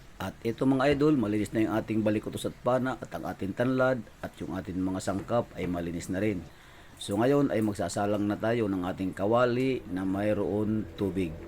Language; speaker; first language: Filipino; non-native, local second language; Waray